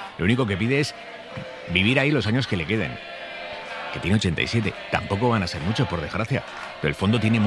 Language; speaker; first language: Spanish; native; Spanish